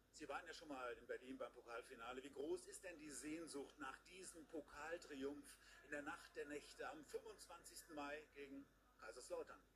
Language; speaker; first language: German; native; German